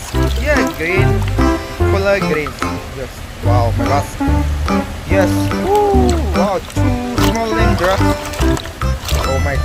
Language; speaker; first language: English; non-native, learner; Indonesian